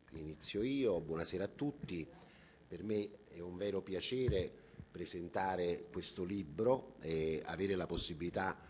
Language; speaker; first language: Italian; native; Italian